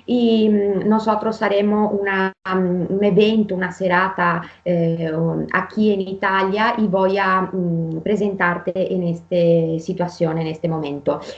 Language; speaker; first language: Spanish; non-native, fluent; Italian